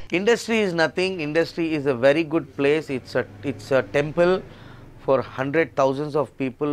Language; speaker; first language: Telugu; non-native, local second language; Urdu